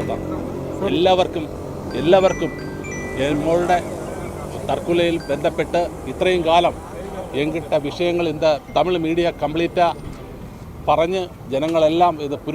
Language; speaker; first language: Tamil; non-native, learner; Malayalam